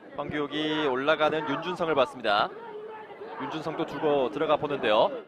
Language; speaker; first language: Korean; native; Korean